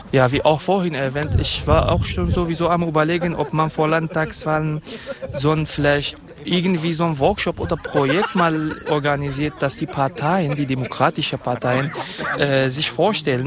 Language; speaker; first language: German; non-native, fluent; Kurdish